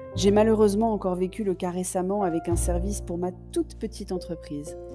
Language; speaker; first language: French; native; French